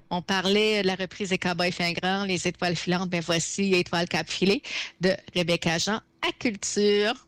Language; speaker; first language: French; native; French